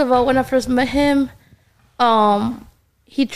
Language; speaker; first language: English; native; English